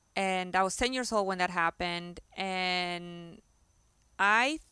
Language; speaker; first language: English; early bilingual, other home language; Spanish